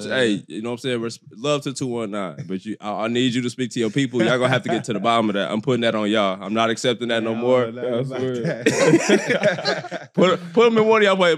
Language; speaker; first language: English; native; English